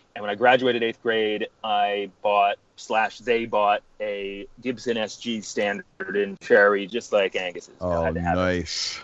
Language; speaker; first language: English; native; English